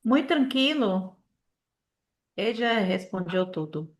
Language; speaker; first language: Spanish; non-native, learner; Portuguese